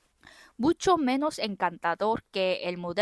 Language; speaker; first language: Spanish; non-native, fluent; Korean